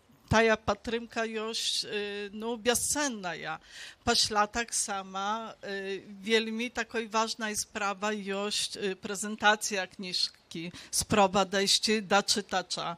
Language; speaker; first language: Polish; non-native, local second language; Belarusian